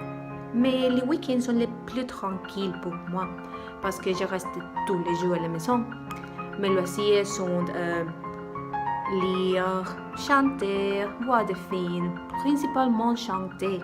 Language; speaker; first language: French; non-native, learner; Spanish